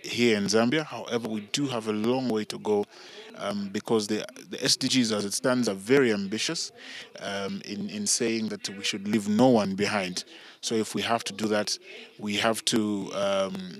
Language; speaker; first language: English; non-native, local second language; Bemba